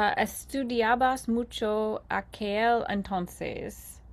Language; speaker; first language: Spanish; non-native, learner; English